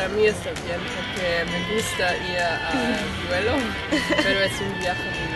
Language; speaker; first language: Spanish; non-native, learner; German